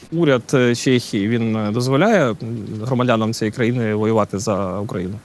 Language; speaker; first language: Ukrainian; native; Ukrainian